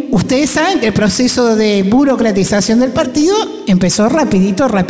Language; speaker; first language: Spanish; native; Spanish